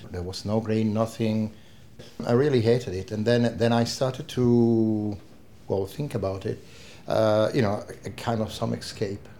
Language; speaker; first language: English; non-native, fluent; Italian